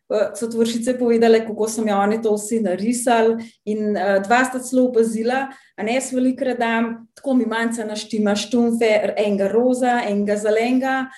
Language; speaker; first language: Slovenian; native; Slovenian